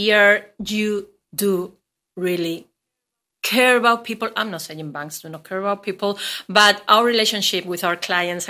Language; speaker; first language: English; non-native, fluent; Spanish